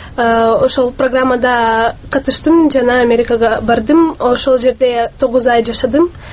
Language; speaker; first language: Kyrgyz; non-native, local second language; Russian